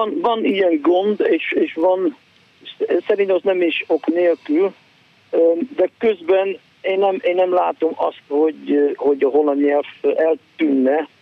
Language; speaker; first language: Hungarian; non-native, fluent; Dutch